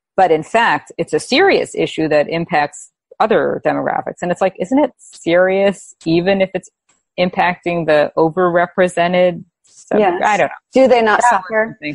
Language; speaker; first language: English; native; English